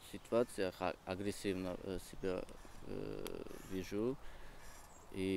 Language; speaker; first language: Russian; non-native, learner; Georgian